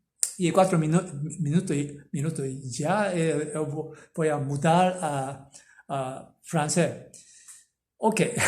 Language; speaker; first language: Portuguese; non-native, learner; Korean